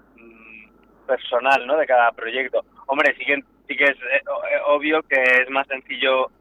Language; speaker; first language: Spanish; native; Spanish